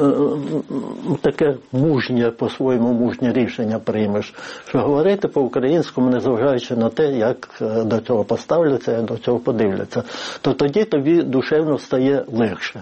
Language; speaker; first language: Ukrainian; native; Ukrainian